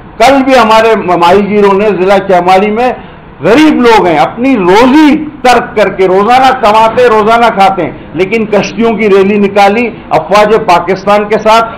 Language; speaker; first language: Urdu; non-native, local second language; Sindhi